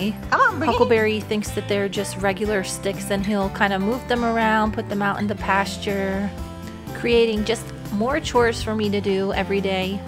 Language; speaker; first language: English; native; English